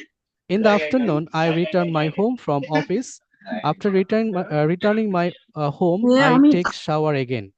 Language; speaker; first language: English; non-native, fluent; Bangla